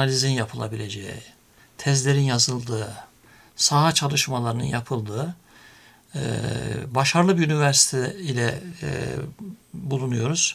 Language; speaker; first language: Turkish; native; Turkish